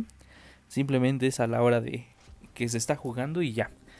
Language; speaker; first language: Spanish; native; Spanish